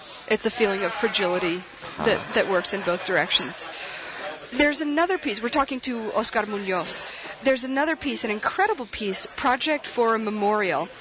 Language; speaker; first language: English; native; English